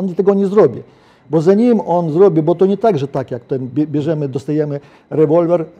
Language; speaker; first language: Polish; non-native, fluent; Ukrainian